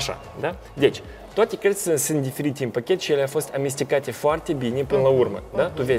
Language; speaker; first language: Romanian; non-native, local second language; Russian